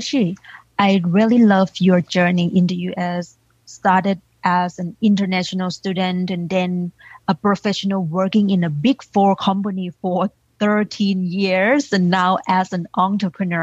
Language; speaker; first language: English; non-native, fluent; Thai